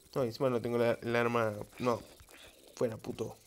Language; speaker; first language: Spanish; native; Spanish